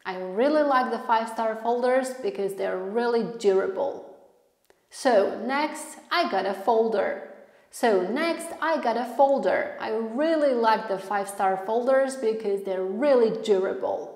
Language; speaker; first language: English; non-native, fluent; Polish